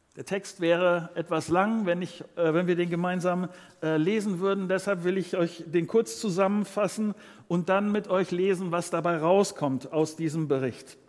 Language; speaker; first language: German; native; German